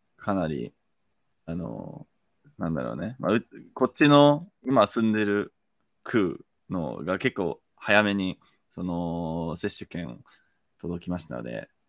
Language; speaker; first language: Japanese; non-native, fluent; English